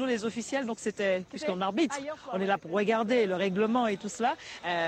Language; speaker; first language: French; native; French